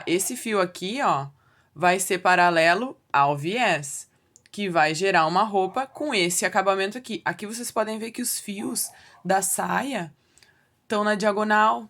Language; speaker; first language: Portuguese; native; Portuguese